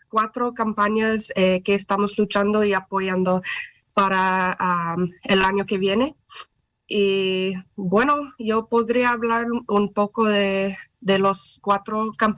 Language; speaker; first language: Spanish; non-native, fluent; English